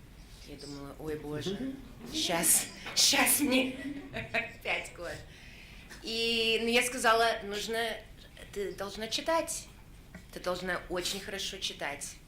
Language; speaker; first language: Russian; early bilingual, heritage; Russian